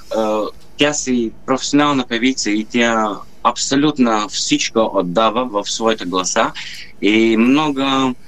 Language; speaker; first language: Bulgarian; non-native, learner; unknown